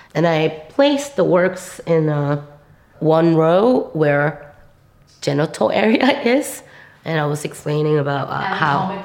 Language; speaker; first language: English; non-native, fluent; Korean